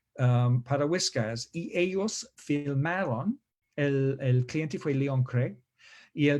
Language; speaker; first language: Spanish; non-native, fluent; English